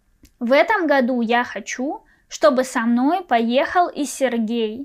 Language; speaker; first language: Russian; non-native, fluent; Persian